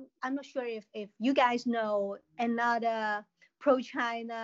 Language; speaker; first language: English; non-native, local second language; Cantonese